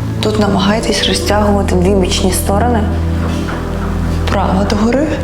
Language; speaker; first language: Ukrainian; native; Ukrainian